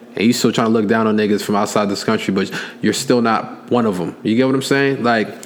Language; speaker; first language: English; native; English